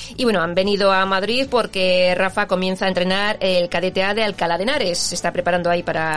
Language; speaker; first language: Spanish; native; Spanish